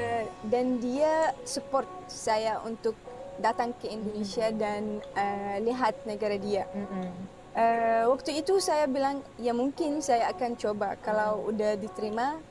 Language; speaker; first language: Indonesian; non-native, fluent; Arabic